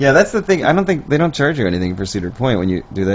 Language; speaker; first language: English; native; English